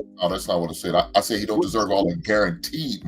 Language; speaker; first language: English; native; English